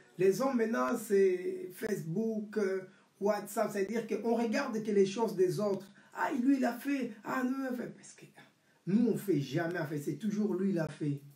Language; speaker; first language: French; non-native, local second language; Lingala